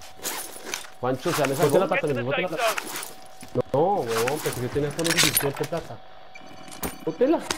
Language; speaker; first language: Spanish; native; Spanish